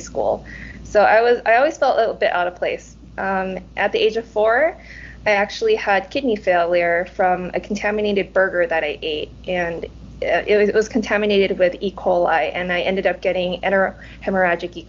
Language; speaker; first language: English; early bilingual, other home language; Cantonese